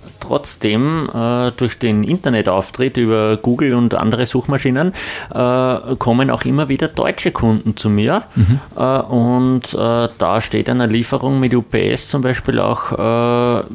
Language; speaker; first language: German; native; German